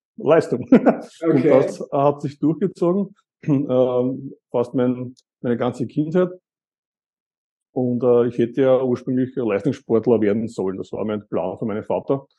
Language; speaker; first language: German; native; German